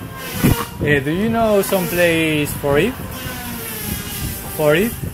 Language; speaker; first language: English; non-native, learner; Spanish